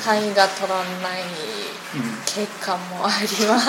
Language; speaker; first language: Japanese; non-native, learner; Chinese